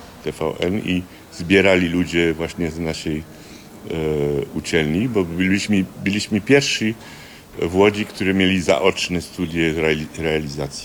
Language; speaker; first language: Polish; early bilingual, heritage; French